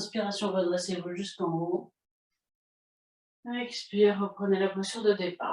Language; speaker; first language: French; native; French